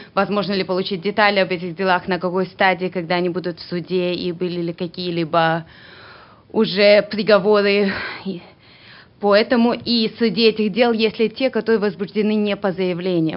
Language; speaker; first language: Russian; native; Russian